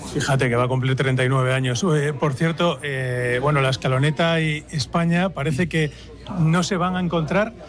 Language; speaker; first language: Spanish; native; Spanish